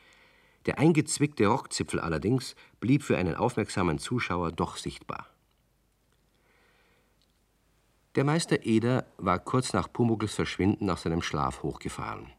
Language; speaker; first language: German; native; German